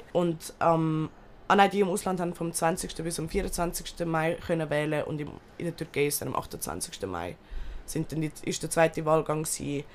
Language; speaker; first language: German; early bilingual, other home language; Turkish